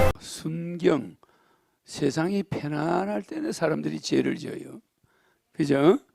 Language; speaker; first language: Korean; native; Korean